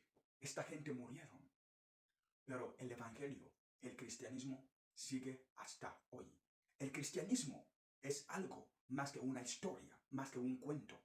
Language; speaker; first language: Spanish; non-native, fluent; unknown